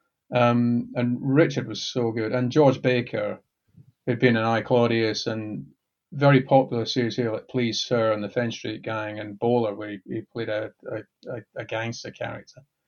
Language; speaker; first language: English; native; English